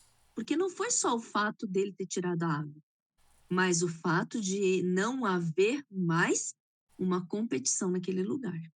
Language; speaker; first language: Portuguese; native; Portuguese